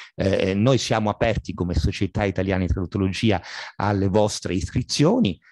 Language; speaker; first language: Italian; native; Italian